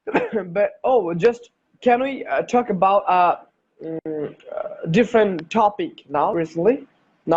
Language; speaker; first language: English; non-native, learner; Bangla